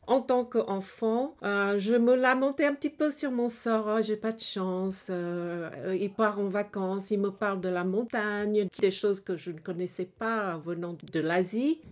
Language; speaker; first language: French; early bilingual, other home language; Hmong